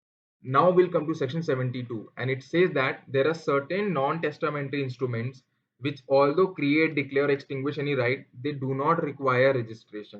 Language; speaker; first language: English; non-native, local second language; Hindi